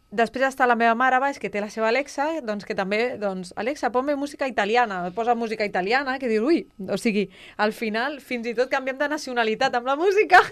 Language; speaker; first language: Catalan; non-native, local second language; Spanish